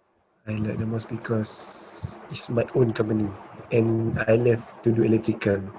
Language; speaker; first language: English; non-native, learner; Malay